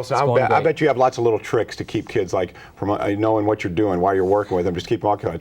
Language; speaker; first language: English; native; English